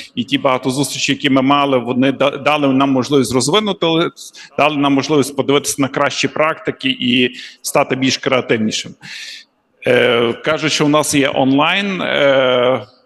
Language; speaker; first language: Ukrainian; native; Ukrainian